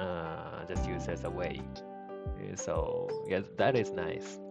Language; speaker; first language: English; non-native, learner; Japanese